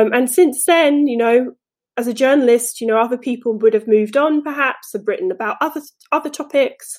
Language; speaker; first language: English; native; English